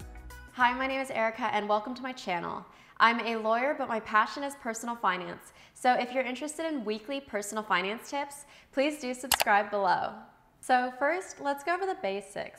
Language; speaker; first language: English; native; English